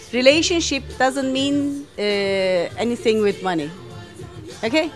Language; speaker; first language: English; non-native, learner; Greek